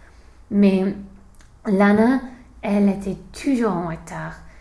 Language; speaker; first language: French; non-native, learner; English